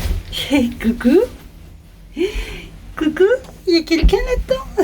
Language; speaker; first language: French; native; French